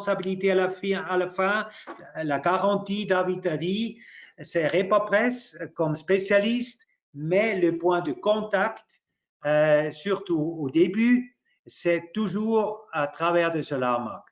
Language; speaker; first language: French; non-native, local second language; German